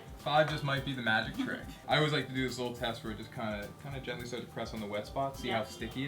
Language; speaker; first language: English; native; English